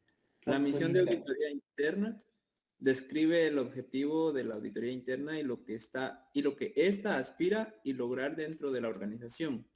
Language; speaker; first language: Spanish; native; Spanish